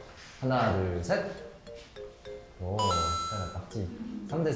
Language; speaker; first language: Korean; native; Korean